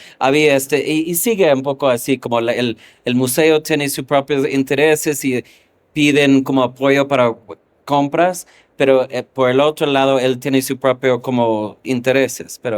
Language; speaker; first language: Spanish; non-native, fluent; English